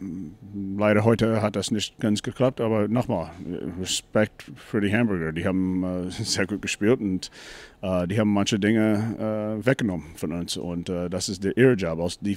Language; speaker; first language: German; non-native, fluent; English